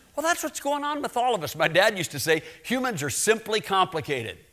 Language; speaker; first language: English; native; English